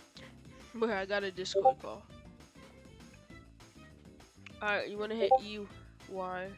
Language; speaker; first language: English; native; English